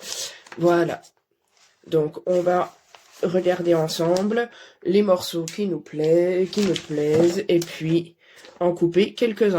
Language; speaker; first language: French; native; French